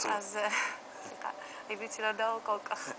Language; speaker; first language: Hebrew; non-native, learner; Dutch